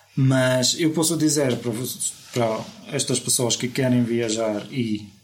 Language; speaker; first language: Portuguese; non-native, fluent; Arabic